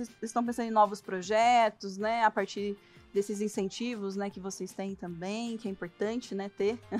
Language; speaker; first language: Portuguese; native; Portuguese